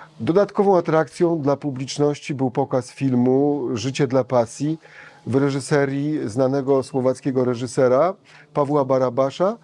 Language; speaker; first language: Polish; native; Polish